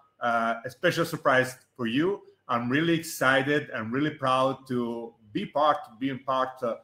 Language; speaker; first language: English; non-native, fluent; Italian